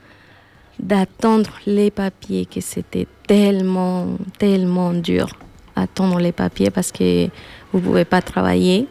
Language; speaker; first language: French; non-native, fluent; Spanish